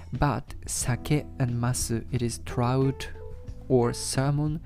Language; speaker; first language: English; non-native, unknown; Japanese